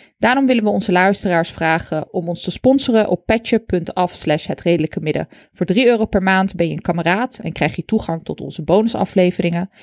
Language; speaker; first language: Dutch; early bilingual, other home language; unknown